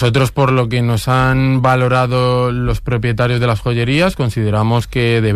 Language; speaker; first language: Spanish; native; Spanish